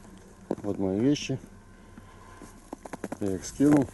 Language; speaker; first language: Russian; native; Russian